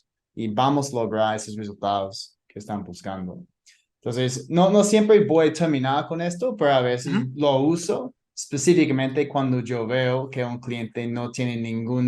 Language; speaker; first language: Spanish; non-native, fluent; English